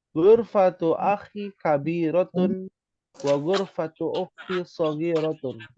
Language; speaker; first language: Arabic; non-native, fluent; Indonesian